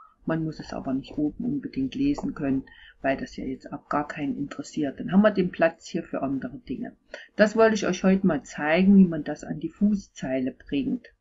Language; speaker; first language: German; native; German